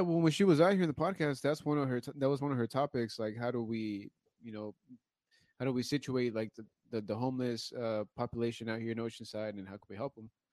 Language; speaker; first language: English; early bilingual, other home language; Spanish